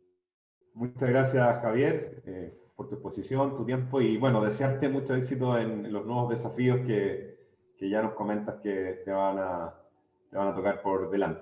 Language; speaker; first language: Spanish; native; Spanish